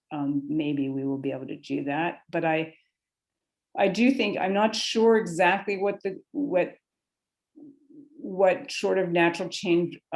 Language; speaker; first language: English; native; English